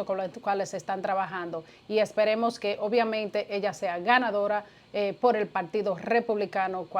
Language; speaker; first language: Spanish; native; Spanish